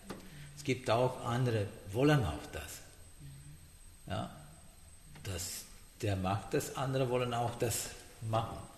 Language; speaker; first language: German; non-native, learner; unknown